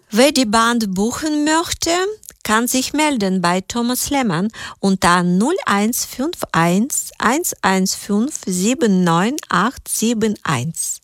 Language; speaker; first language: German; native; German